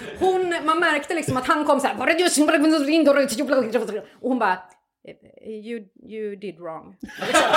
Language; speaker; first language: Swedish; native; Swedish